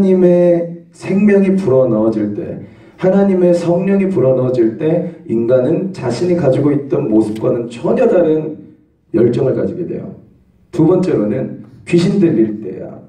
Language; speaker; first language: Korean; native; Korean